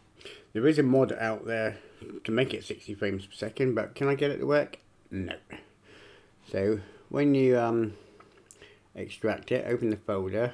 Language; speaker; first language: English; native; English